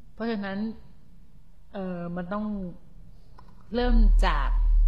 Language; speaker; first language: Thai; native; Thai